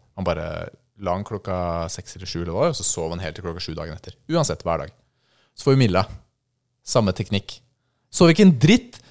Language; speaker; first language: Norwegian; native; Norwegian